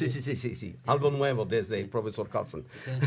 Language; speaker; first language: Spanish; non-native, fluent; English